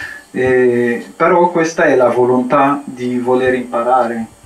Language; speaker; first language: Italian; non-native, fluent; Amharic